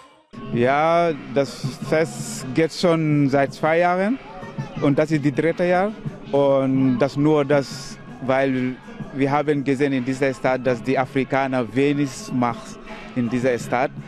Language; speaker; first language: German; non-native, learner; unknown